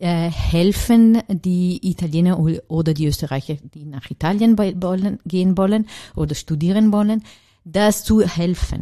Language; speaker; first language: German; non-native, learner; Italian